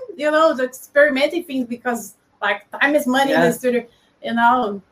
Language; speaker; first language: English; non-native, fluent; Portuguese